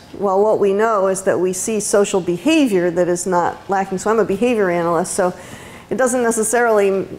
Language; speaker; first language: English; native; English